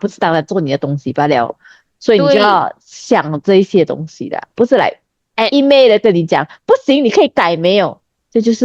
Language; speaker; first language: Chinese; native; Chinese